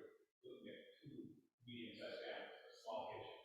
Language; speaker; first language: English; native; English